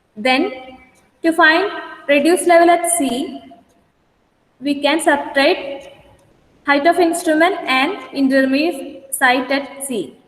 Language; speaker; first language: English; non-native, local second language; Malayalam